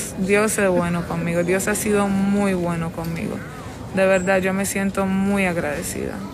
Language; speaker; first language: Spanish; non-native, fluent; Romanian